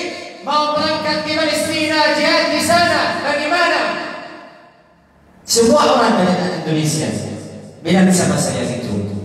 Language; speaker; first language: Indonesian; non-native, learner; Arabic